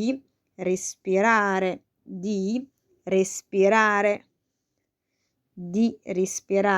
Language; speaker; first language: Italian; non-native, fluent; Arabic